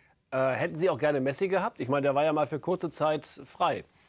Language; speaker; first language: German; native; German